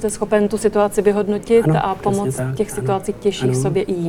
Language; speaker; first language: Czech; native; Czech